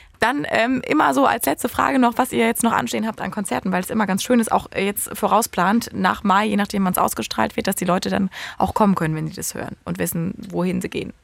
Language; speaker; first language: German; native; German